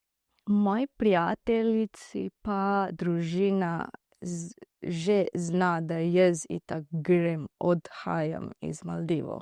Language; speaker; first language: Slovenian; non-native, learner; Divehi